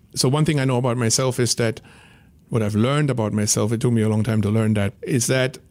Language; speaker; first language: English; non-native, fluent; German